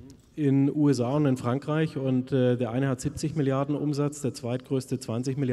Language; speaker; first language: German; native; German